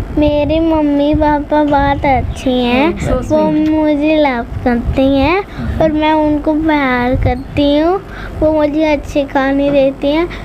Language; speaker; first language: Hindi; non-native, local second language; Punjabi